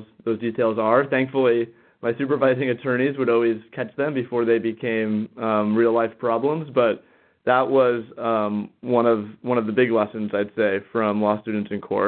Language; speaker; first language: English; native; English